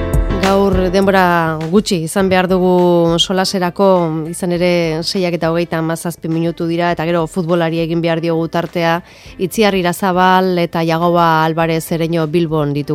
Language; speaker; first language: Basque; native; Basque